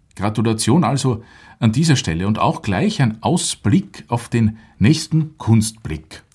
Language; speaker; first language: German; native; German